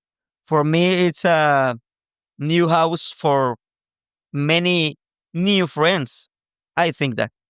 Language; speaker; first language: English; non-native, local second language; Spanish